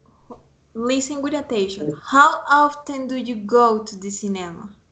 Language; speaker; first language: English; non-native, fluent; Spanish